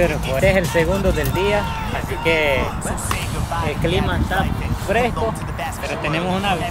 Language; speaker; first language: Spanish; early bilingual, heritage; Spanish